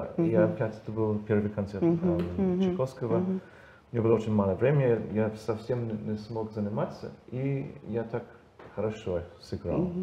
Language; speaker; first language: Russian; non-native, learner; English